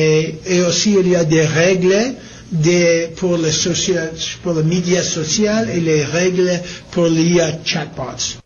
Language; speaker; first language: French; non-native, learner; English